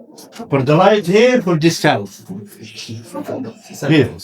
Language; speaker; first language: Dutch; non-native, learner; Arabic